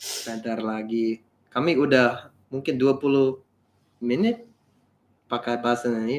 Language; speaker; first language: Indonesian; non-native, learner; English